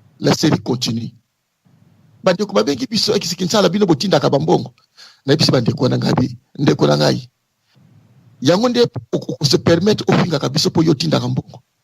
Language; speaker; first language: Lingala; non-native, local second language; Kongo